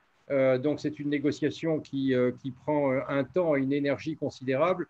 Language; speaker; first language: French; native; French